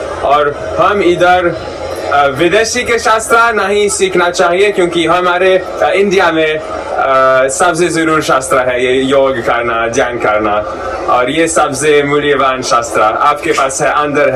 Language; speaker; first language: Hindi; non-native, learner; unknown